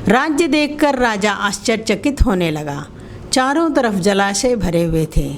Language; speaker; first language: Hindi; non-native, local second language; Telugu